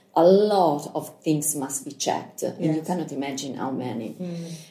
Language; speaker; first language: English; non-native, learner; Italian